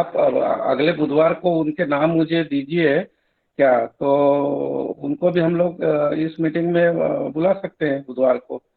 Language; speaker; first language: Hindi; native; Hindi